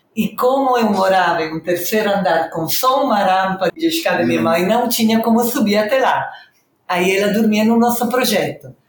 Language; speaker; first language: Portuguese; non-native, fluent; Italian